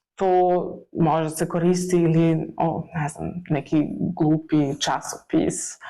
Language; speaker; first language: Serbian; non-native, fluent; German